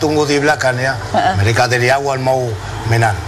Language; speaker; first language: Indonesian; non-native, fluent; Spanish